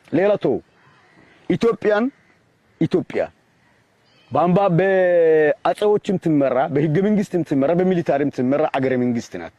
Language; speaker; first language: Amharic; non-native, local second language; Afar